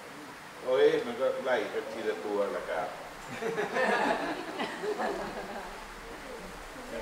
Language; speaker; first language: Thai; native; Thai